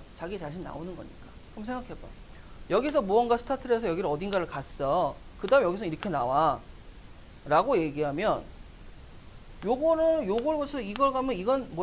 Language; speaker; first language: Korean; native; Korean